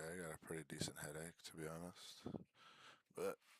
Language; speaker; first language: English; native; English